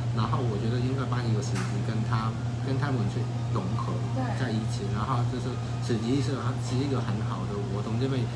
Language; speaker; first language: Chinese; non-native, fluent; Cantonese